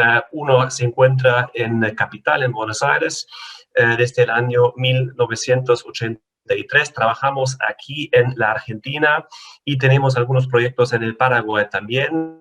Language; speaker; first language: Spanish; non-native, fluent; German